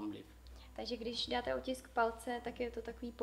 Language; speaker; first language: Czech; native; Czech